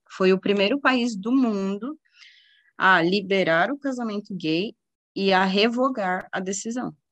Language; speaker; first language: Portuguese; native; Portuguese